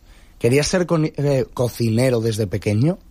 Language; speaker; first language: Spanish; native; Spanish